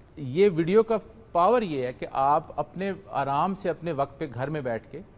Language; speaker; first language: Urdu; native; Urdu